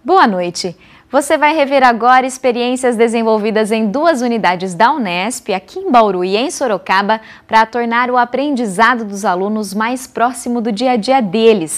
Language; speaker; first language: Portuguese; native; Portuguese